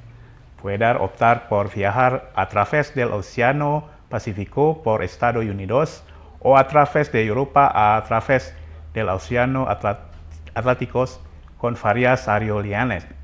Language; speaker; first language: Spanish; non-native, fluent; Indonesian